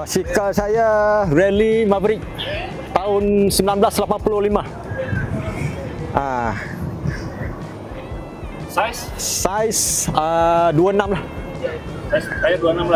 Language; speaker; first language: Malay; native; Malay